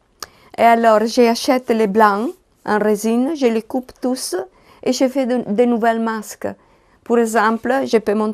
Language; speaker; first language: French; non-native, learner; Italian